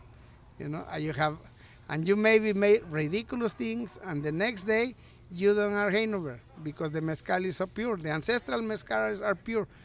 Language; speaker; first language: English; non-native, learner; Spanish